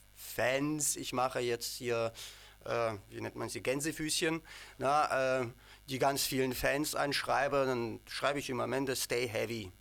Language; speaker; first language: German; non-native, fluent; Ukrainian